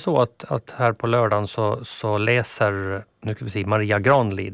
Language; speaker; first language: Swedish; native; Swedish